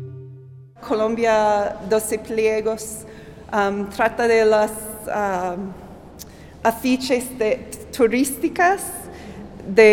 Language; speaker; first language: Spanish; non-native, fluent; English